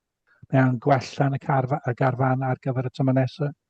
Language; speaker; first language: Welsh; non-native, fluent; English